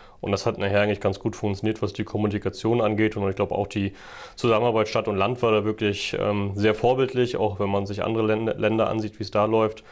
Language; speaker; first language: German; native; German